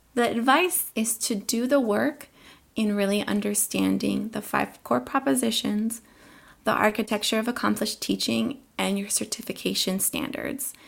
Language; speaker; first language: English; early bilingual, other home language; Spanish